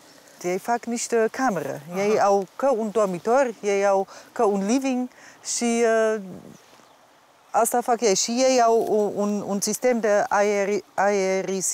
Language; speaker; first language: Romanian; non-native, fluent; German